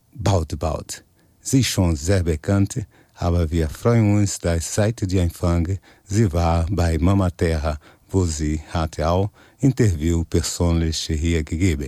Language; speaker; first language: German; non-native, fluent; Portuguese